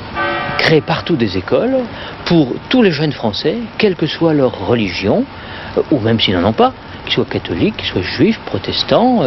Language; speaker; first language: French; native; French